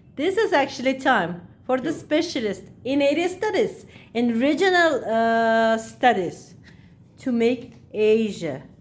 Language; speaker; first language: English; non-native, fluent; Kazakh